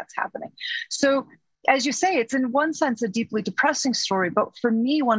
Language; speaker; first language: English; native; English